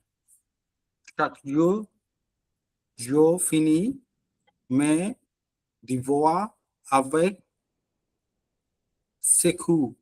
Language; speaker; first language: French; non-native, learner; Bangla